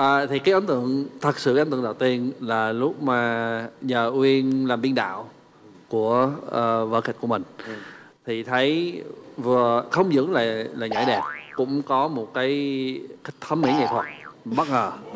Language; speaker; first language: Vietnamese; non-native, fluent; English